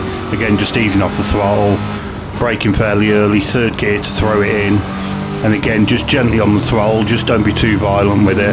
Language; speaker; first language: English; native; English